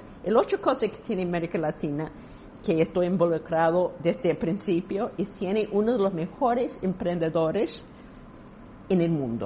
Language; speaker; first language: Spanish; non-native, fluent; English